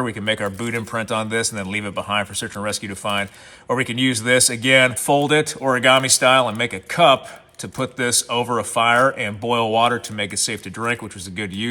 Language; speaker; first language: English; native; English